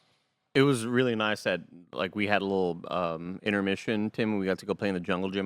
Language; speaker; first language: English; native; English